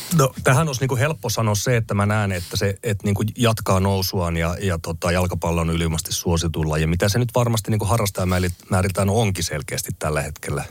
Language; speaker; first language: Finnish; native; Finnish